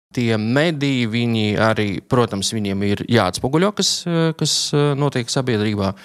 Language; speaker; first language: Latvian; non-native, local second language; Russian